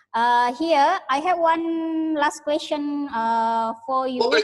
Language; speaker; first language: English; non-native, learner; Indonesian